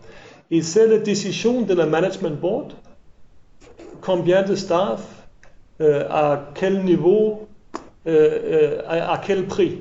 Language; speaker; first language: French; non-native, learner; English